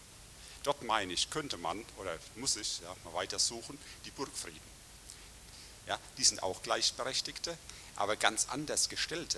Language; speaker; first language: German; native; German